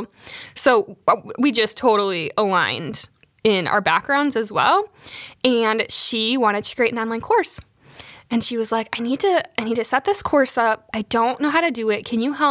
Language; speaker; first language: English; native; English